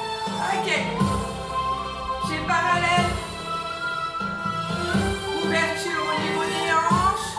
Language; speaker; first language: French; native; French